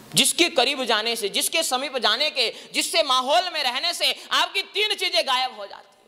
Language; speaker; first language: Hindi; non-native, local second language; Gujarati